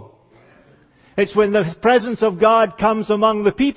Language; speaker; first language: English; native; English